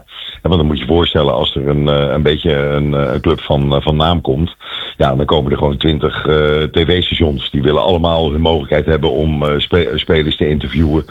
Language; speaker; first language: Dutch; native; Dutch